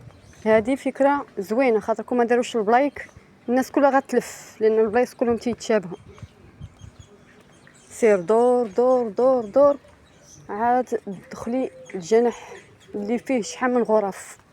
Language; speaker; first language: Arabic; native; Arabic